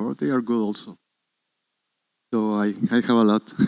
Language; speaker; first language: English; non-native, learner; Spanish